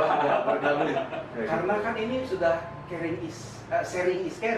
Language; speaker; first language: Indonesian; native; Indonesian